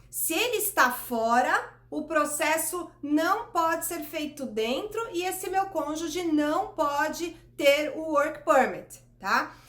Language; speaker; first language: Portuguese; native; Portuguese